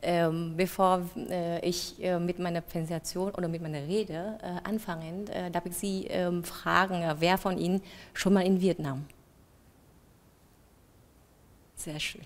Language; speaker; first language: German; non-native, fluent; Vietnamese